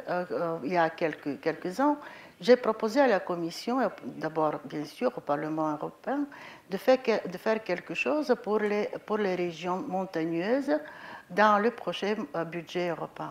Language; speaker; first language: French; non-native, fluent; Bulgarian